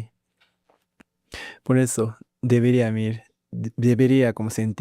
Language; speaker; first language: Spanish; non-native, learner; Japanese